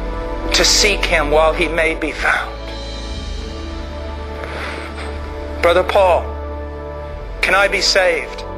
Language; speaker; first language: English; native; English